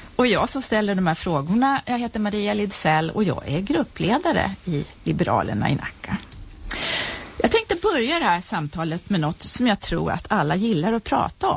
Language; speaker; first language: Swedish; native; Swedish